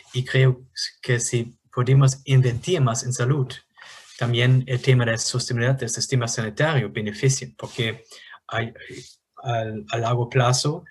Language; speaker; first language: Spanish; non-native, fluent; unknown